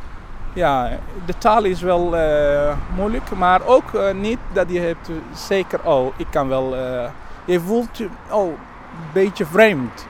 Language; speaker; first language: Dutch; non-native, learner; Somali